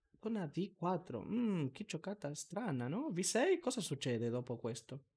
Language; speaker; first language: Italian; non-native, learner; Spanish